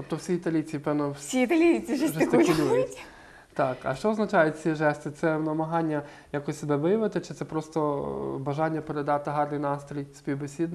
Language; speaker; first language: Ukrainian; native; Ukrainian